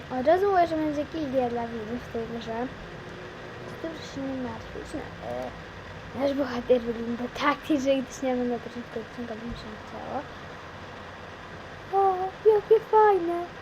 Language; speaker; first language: Polish; native; Polish